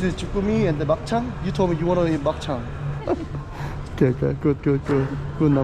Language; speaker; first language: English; non-native, learner; Korean